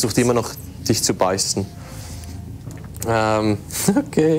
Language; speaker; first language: German; native; German